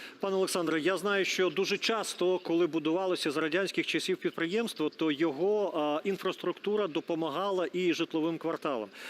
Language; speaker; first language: Ukrainian; native; Ukrainian